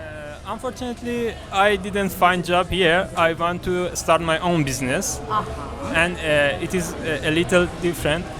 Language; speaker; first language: English; non-native, learner; Persian